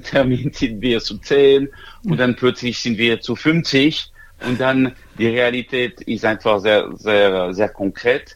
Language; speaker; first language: German; non-native, local second language; French